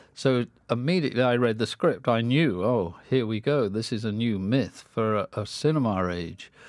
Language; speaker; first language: English; native; English